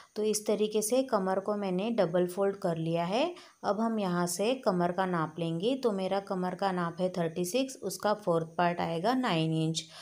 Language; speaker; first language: Hindi; native; Hindi